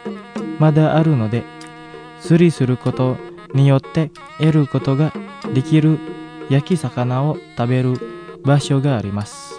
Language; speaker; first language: Japanese; non-native, fluent; Indonesian